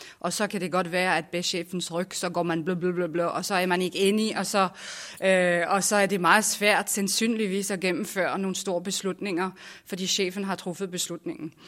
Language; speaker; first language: Danish; non-native, fluent; French